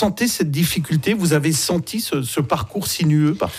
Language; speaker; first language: French; native; French